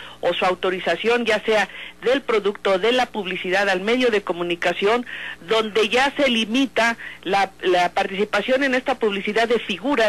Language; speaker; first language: Spanish; native; Spanish